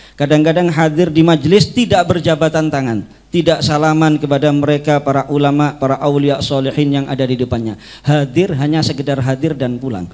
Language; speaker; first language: Indonesian; native; Indonesian